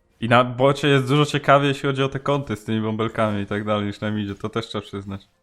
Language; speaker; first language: Polish; native; Polish